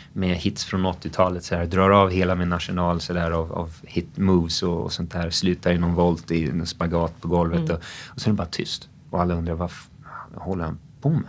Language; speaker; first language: Swedish; early bilingual, other home language; English